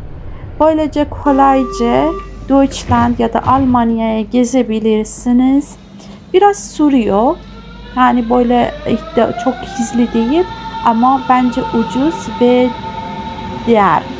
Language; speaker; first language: Turkish; non-native, fluent; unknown